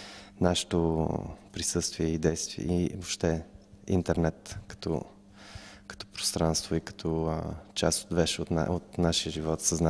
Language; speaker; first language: Bulgarian; native; Bulgarian